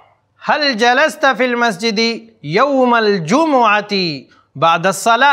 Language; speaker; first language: Arabic; non-native, fluent; Urdu